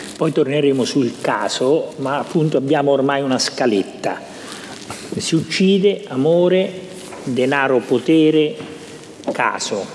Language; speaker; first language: Italian; native; Italian